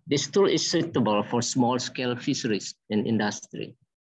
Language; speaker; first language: English; non-native, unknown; Indonesian